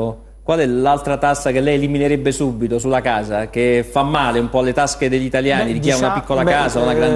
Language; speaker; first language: Italian; native; Italian